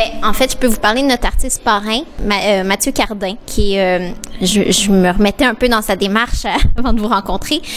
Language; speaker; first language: French; native; French